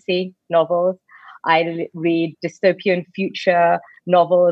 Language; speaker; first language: English; native; English